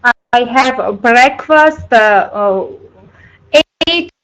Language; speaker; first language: English; non-native, learner; Armenian